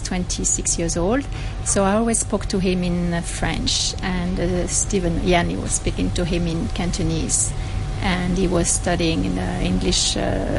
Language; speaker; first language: English; non-native, fluent; French